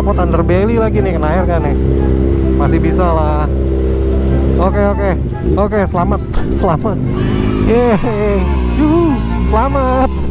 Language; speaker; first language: Indonesian; native; Indonesian